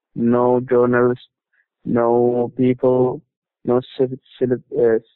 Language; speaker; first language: English; non-native, learner; Arabic